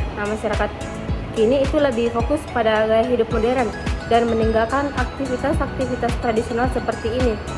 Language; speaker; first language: Indonesian; non-native, local second language; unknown